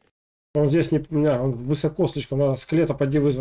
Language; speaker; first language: Russian; native; Russian